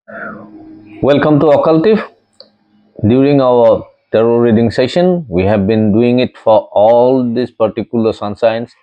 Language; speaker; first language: English; non-native, local second language; Assamese